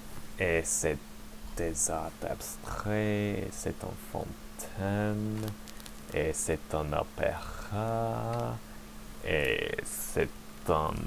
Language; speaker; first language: French; non-native, learner; English